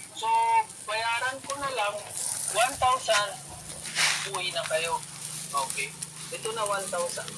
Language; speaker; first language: Filipino; non-native, learner; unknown